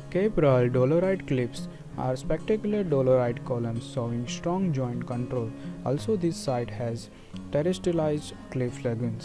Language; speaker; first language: English; non-native, fluent; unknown